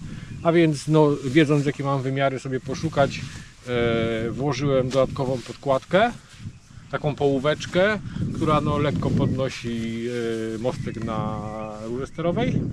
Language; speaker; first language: Polish; native; Polish